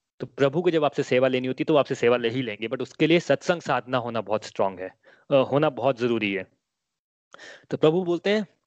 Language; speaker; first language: Hindi; native; Hindi